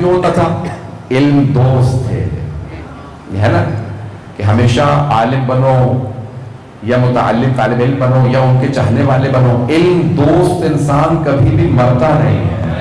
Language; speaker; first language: Urdu; early bilingual, heritage; Urdu